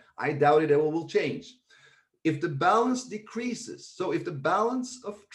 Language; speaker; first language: English; non-native, fluent; Swedish